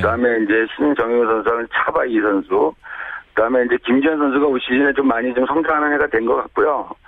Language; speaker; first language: Korean; native; Korean